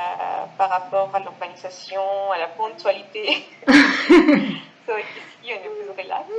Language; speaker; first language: French; non-native, fluent; Spanish